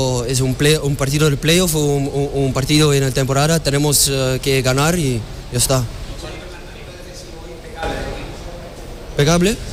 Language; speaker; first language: Spanish; non-native, learner; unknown